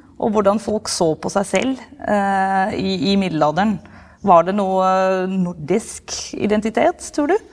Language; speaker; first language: Norwegian; non-native, fluent; Dutch